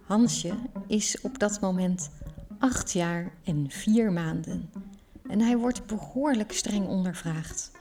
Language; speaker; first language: Dutch; native; Dutch